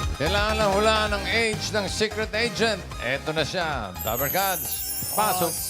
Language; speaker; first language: Filipino; native; Filipino